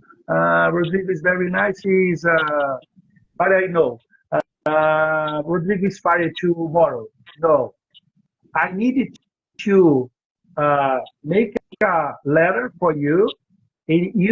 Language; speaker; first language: English; non-native, learner; Portuguese